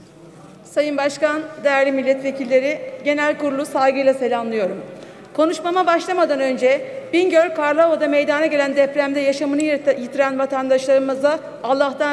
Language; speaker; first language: Turkish; native; Turkish